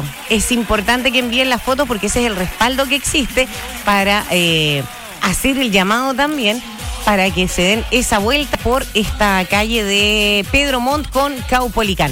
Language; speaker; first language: Spanish; native; Spanish